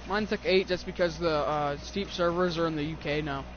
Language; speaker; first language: English; native; English